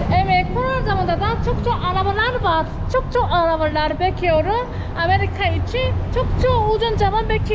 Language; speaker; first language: Turkish; non-native, learner; Korean